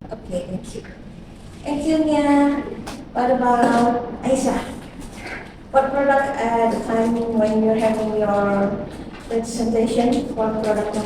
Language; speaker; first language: English; non-native, fluent; Indonesian